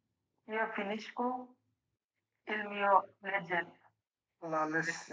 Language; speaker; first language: Italian; non-native, learner; Bangla